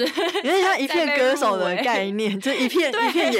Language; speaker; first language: Chinese; native; Chinese